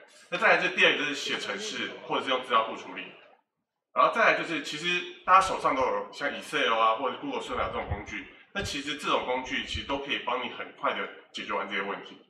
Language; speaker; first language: Chinese; native; Chinese